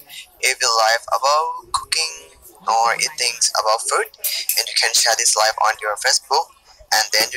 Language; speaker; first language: English; non-native, learner; Thai